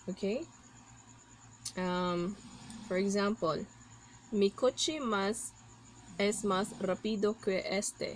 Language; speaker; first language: Spanish; non-native, learner; Cebuano